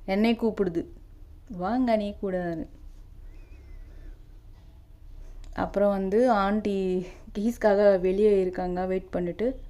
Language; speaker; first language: Tamil; non-native, local second language; Telugu